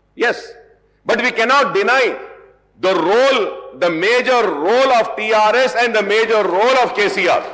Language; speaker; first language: English; non-native, local second language; Urdu